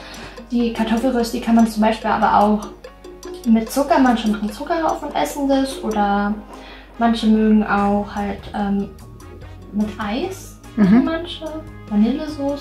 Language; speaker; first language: German; native; German